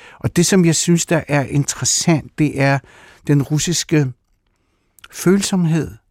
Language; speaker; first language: Danish; early bilingual, other home language; Russian